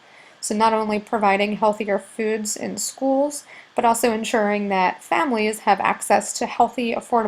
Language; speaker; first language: English; native; English